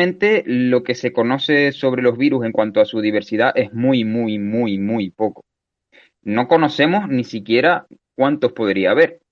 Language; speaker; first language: Spanish; native; Spanish